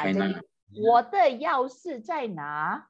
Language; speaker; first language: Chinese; non-native, fluent; Indonesian